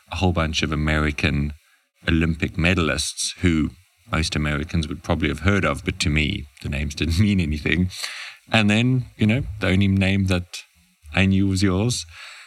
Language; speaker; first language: English; native; English